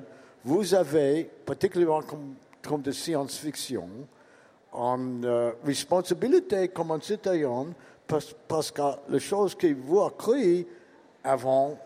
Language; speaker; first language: French; non-native, learner; English